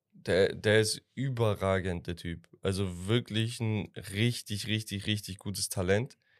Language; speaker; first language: German; early bilingual, other home language; Turkish